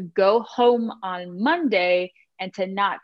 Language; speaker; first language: English; native; English